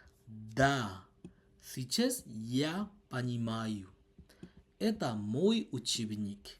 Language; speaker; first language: Russian; non-native, learner; Burmese